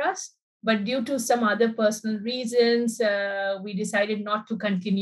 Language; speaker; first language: English; non-native, local second language; Urdu